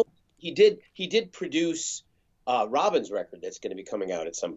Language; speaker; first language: English; native; English